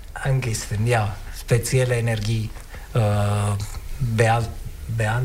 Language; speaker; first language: German; non-native, learner; Italian